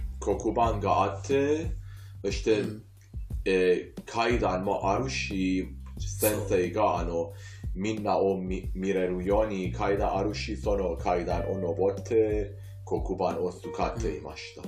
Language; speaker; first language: Japanese; non-native, fluent; Persian